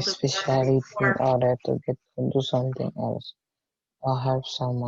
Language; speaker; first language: English; non-native, learner; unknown